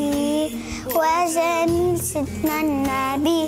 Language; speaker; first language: Arabic; native; Arabic